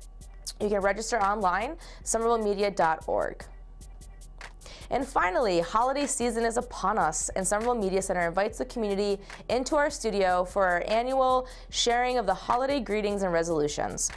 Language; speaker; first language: English; native; English